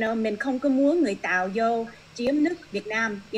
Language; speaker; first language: Vietnamese; early bilingual, heritage; Vietnamese